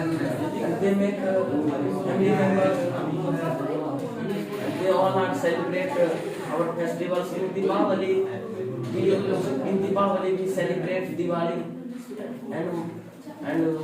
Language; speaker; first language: English; non-native, learner; Hindi